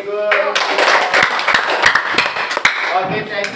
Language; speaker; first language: English; non-native, fluent; Indonesian